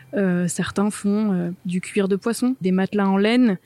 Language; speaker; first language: French; native; French